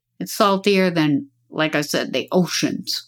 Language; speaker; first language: English; native; English